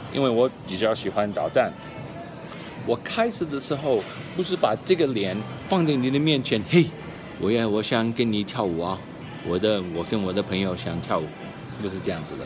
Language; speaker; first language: Chinese; early bilingual, heritage; English